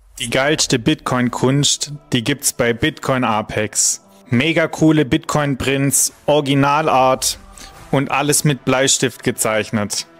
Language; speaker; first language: German; native; German